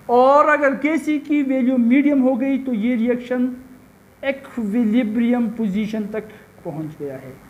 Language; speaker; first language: Urdu; non-native, local second language; Pashto